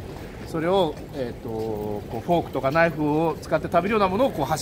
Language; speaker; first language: Japanese; native; Japanese